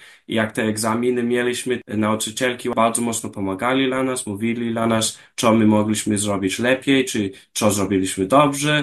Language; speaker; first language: Polish; early bilingual, heritage; English